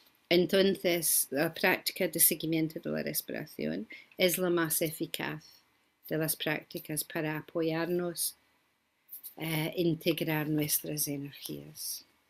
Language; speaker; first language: Spanish; non-native, fluent; English